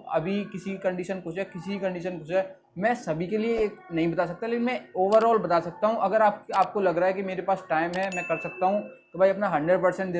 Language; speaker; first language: Hindi; native; Hindi